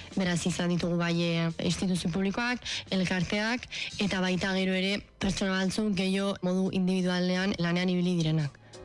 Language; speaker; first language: Basque; native; Basque